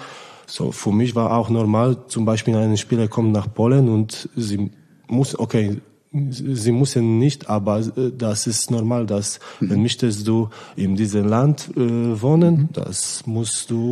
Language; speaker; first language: German; non-native, learner; Polish